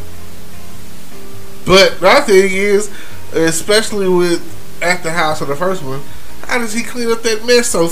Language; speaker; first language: English; native; English